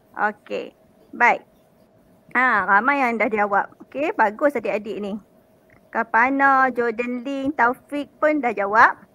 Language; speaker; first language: Malay; native; Malay